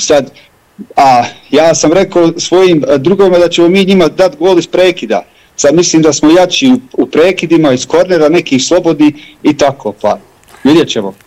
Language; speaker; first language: Bosnian; early bilingual, heritage; Bosnian